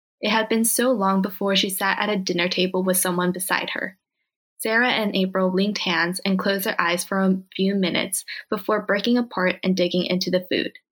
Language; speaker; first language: English; early bilingual, other home language; Korean